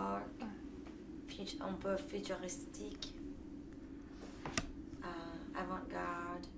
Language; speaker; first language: French; non-native, learner; English